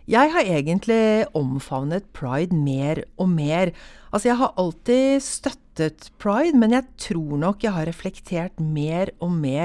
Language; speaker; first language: Norwegian; native; Norwegian